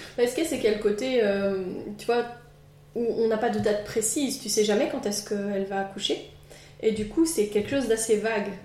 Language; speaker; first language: French; native; French